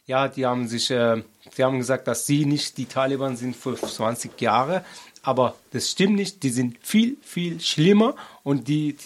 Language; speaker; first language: German; non-native, learner; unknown